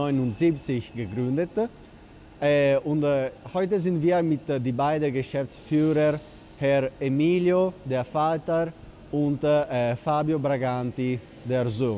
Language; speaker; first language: German; non-native, fluent; Italian